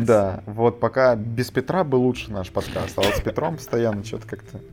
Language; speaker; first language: Russian; native; Russian